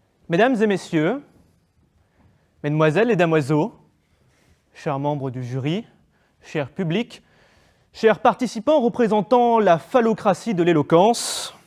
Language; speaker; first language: French; native; French